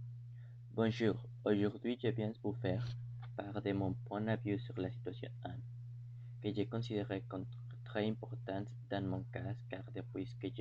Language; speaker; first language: French; non-native, learner; Spanish